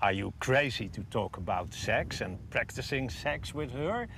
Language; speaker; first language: English; non-native, fluent; Dutch